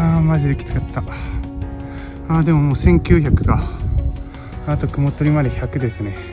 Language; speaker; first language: Japanese; native; Japanese